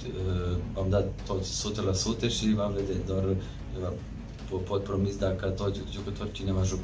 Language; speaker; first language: Romanian; non-native, learner; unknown